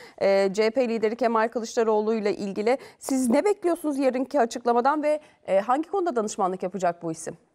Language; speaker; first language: Turkish; native; Turkish